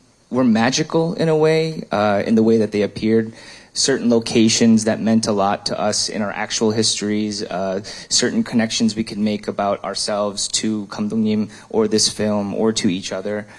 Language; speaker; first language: English; early bilingual, other home language; Korean